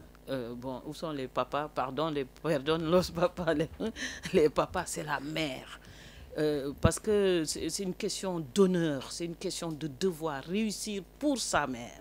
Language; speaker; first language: French; non-native, local second language; Wolof